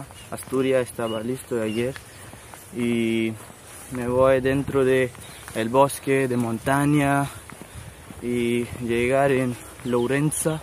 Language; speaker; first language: Spanish; non-native, learner; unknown